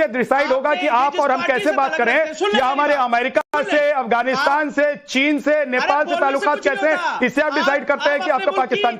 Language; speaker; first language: Hindi; native; Hindi